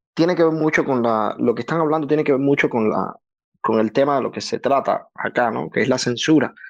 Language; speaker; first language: Spanish; native; Spanish